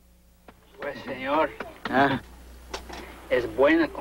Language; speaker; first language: Spanish; non-native, fluent; English